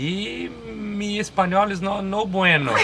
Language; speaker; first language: Spanish; non-native, learner; Portuguese